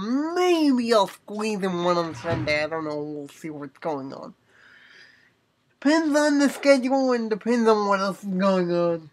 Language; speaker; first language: English; native; English